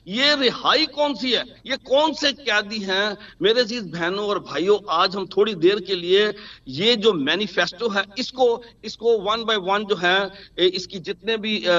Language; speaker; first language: Urdu; non-native, local second language; Punjabi